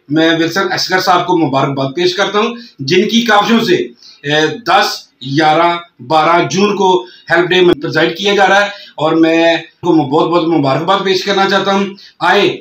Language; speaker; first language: Urdu; non-native, local second language; Punjabi